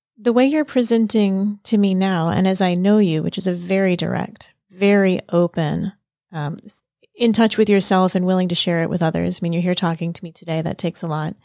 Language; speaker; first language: English; native; English